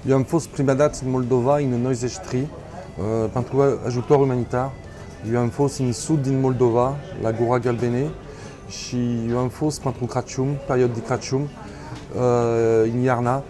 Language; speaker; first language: Romanian; non-native, learner; French